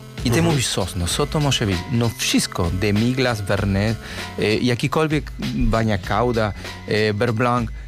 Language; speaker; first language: Polish; non-native, learner; Spanish